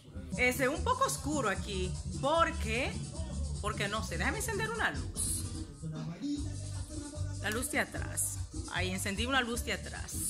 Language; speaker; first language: Spanish; native; Spanish